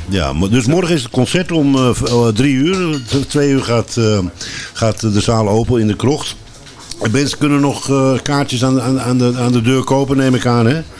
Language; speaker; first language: Dutch; native; Dutch